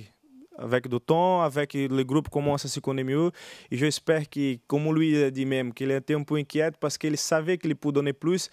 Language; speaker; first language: French; non-native, learner; Portuguese